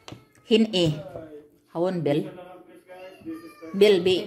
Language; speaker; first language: Dutch; non-native, learner; Filipino